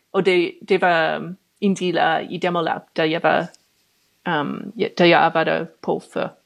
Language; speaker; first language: Danish; non-native, fluent; English